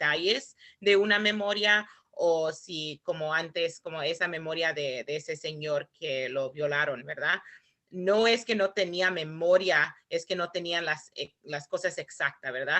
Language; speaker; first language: Spanish; early bilingual, heritage; Spanish